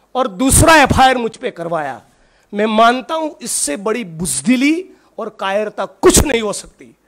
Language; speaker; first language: Hindi; non-native, local second language; Gujarati